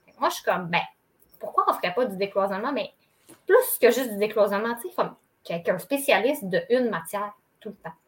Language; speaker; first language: French; native; French